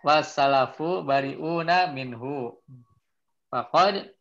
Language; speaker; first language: Arabic; non-native, learner; Indonesian